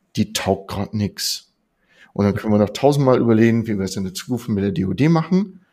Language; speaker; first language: German; native; German